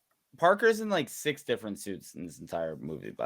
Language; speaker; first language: English; native; English